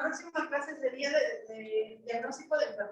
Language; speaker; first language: Spanish; native; Spanish